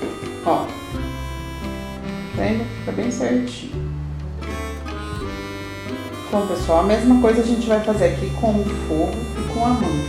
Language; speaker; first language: Portuguese; native; Portuguese